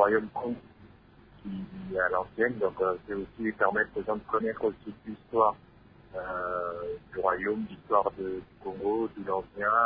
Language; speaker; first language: French; non-native, local second language; Lingala